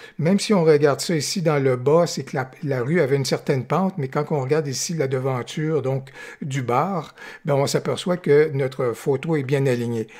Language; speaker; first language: French; native; French